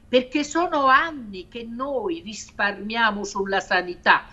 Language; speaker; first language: Italian; native; Italian